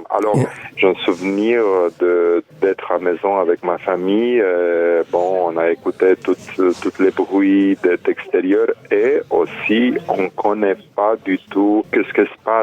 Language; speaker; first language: French; non-native, fluent; Romanian